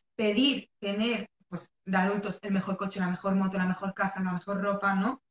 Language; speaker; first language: Spanish; early bilingual, other home language; Arabic